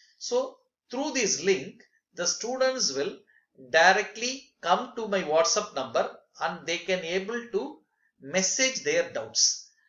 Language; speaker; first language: English; non-native, local second language; Tamil